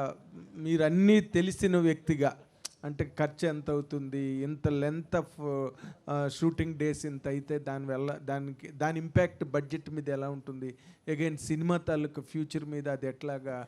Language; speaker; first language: Telugu; native; Telugu